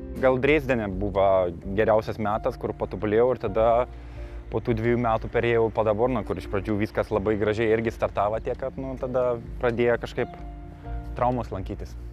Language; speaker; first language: Lithuanian; early bilingual, heritage; Lithuanian